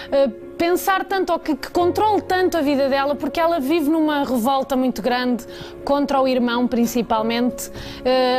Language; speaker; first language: Portuguese; native; Portuguese